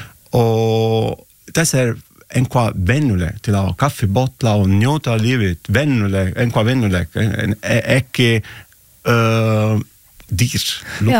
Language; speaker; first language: Icelandic; non-native, learner; Italian